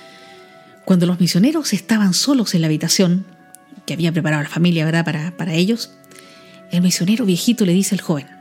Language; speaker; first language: Spanish; native; Spanish